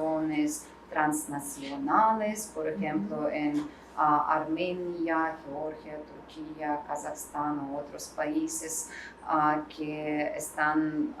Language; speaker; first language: Spanish; non-native, learner; Russian